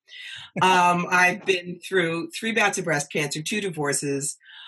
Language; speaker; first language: English; native; English